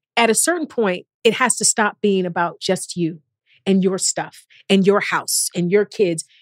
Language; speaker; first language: English; native; English